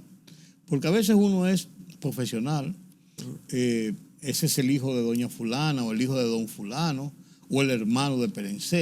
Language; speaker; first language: Spanish; native; Spanish